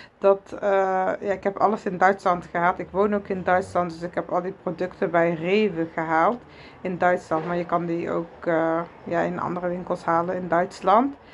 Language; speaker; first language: Dutch; early bilingual, other home language; Arabic